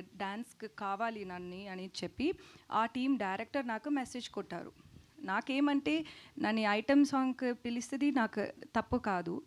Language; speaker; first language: Telugu; non-native, fluent; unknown